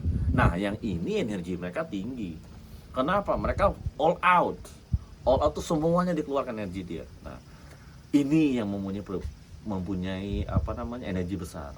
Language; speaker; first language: Indonesian; native; Indonesian